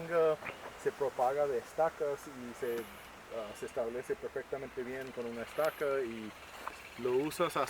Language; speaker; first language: Spanish; native; Spanish